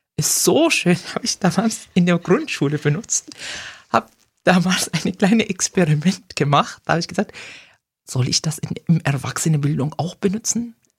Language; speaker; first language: German; non-native, fluent; Arabic